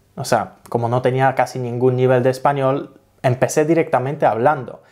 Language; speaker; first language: Spanish; non-native, fluent; Polish